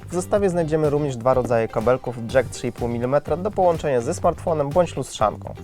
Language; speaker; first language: Polish; native; Polish